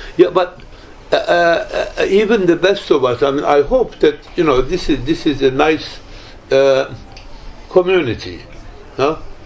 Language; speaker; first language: English; non-native, fluent; Turkish